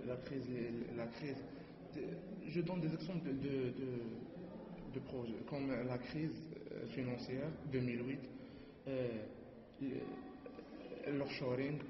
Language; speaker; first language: French; non-native, learner; Arabic